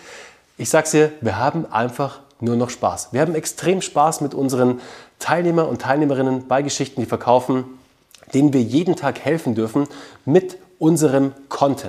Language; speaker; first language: German; native; German